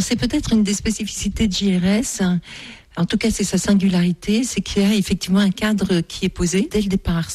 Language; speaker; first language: French; native; French